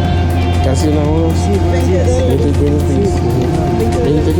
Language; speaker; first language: Spanish; non-native, learner; Haitian Creole